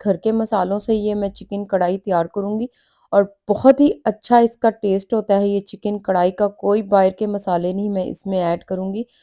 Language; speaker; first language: Urdu; native; Urdu